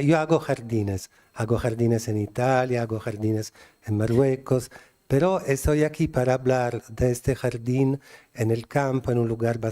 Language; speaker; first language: Spanish; non-native, fluent; Italian